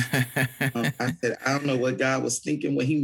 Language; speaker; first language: English; native; English